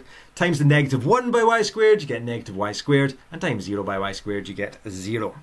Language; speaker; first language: English; native; English